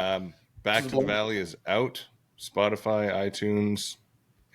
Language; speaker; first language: English; native; English